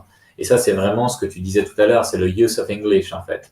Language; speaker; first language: French; native; French